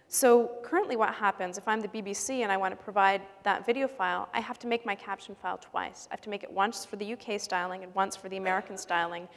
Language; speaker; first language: English; native; English